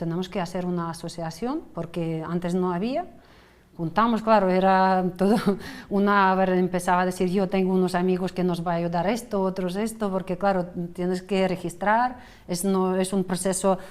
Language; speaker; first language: Spanish; non-native, fluent; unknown